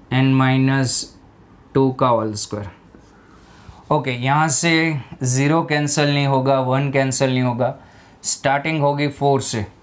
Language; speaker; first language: Hindi; non-native, local second language; Gujarati